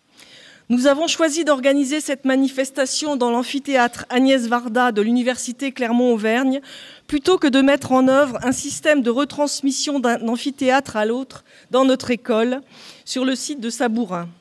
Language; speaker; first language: French; native; French